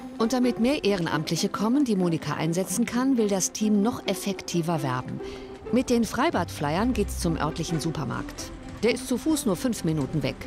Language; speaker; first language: German; native; German